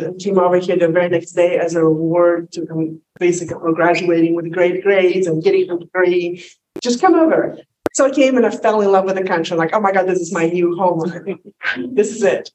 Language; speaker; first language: English; non-native, fluent; Polish